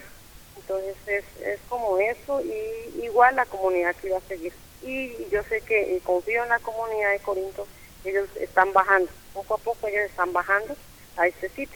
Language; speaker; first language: Spanish; native; Spanish